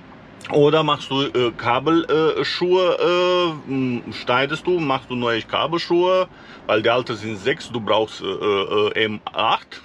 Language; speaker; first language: German; non-native, fluent; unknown